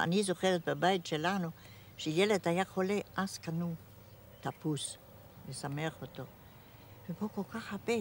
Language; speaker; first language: Hebrew; non-native, fluent; German